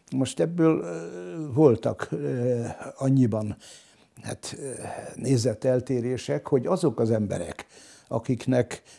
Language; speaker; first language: Hungarian; non-native, local second language; German